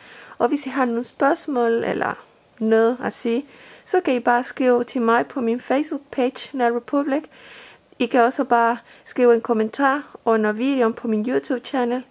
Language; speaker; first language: Danish; non-native, fluent; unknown